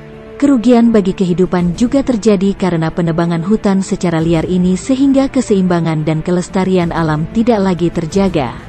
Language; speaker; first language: Indonesian; native; Indonesian